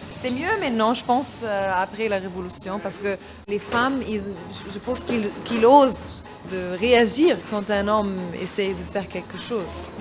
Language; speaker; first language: French; non-native, fluent; Arabic